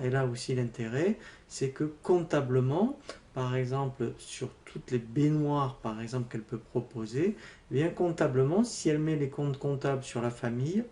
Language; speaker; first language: French; native; French